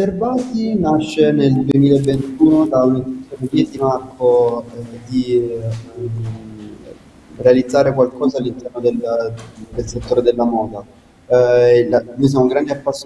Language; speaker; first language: Italian; native; Italian